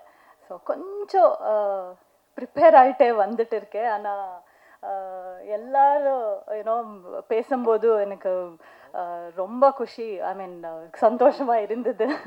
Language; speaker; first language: Tamil; non-native, learner; Kannada